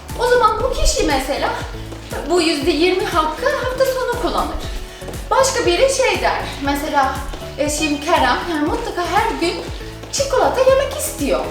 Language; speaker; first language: Turkish; non-native, fluent; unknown